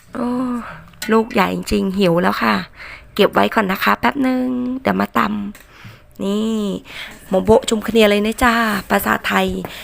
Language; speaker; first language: Thai; non-native, local second language; Northern Khmer